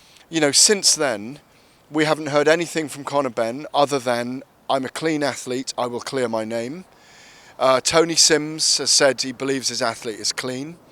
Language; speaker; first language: English; native; English